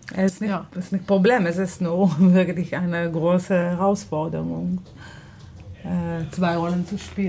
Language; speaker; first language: German; non-native, fluent; Hebrew